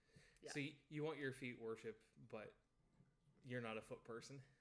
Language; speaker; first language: English; native; English